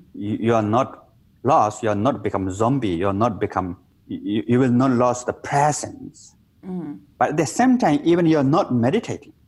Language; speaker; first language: English; non-native, local second language; Tibetan